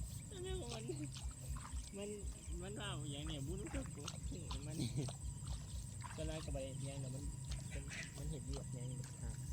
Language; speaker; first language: Thai; non-native, local second language; Lao